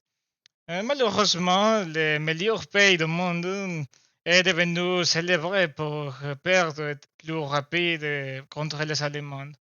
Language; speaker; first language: French; non-native, learner; Spanish